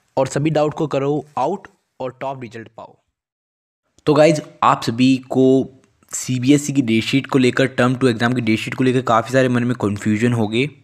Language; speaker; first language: Hindi; native; Hindi